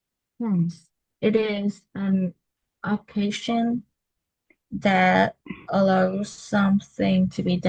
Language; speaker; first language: English; non-native, learner; Vietnamese